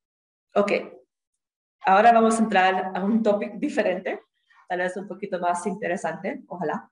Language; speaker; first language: Spanish; non-native, fluent; English